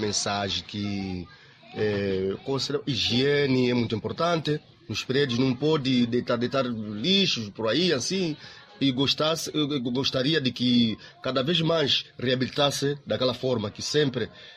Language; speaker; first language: Portuguese; non-native, local second language; Makhuwa